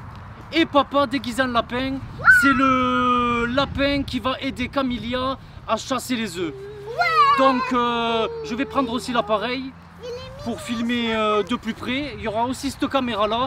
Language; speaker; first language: French; native; French